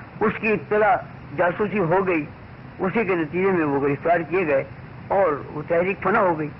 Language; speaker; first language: Urdu; native; Urdu